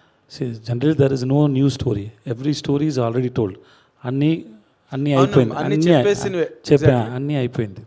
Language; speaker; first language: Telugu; non-native, learner; Tamil